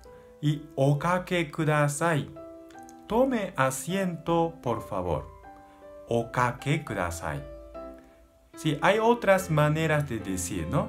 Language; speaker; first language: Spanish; non-native, learner; Japanese